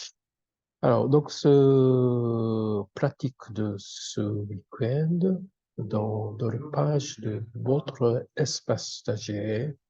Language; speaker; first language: French; non-native, fluent; Japanese